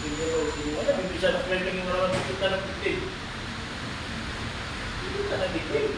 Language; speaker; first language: Filipino; non-native, local second language; Cebuano